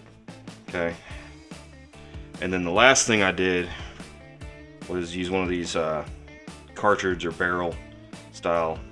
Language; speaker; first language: English; native; English